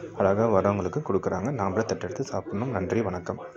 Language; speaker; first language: Tamil; native; Tamil